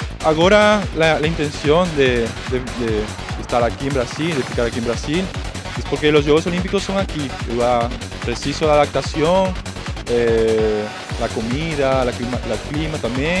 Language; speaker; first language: Portuguese; non-native, fluent; Spanish